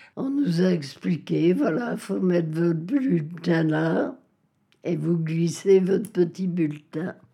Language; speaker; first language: French; native; French